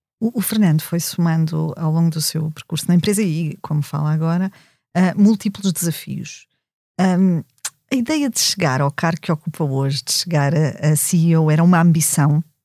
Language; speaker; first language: Portuguese; native; Portuguese